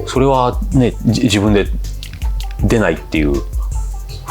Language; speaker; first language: Japanese; native; Japanese